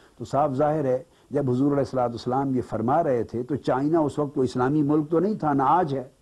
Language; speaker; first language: Urdu; native; Urdu